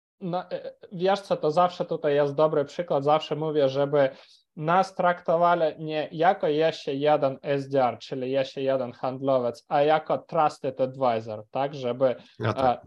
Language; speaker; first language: Polish; non-native, fluent; Ukrainian